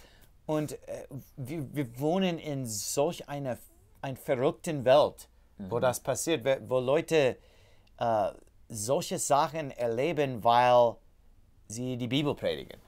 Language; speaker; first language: German; non-native, learner; English